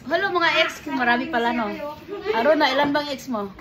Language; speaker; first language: Filipino; non-native, local second language; Bikol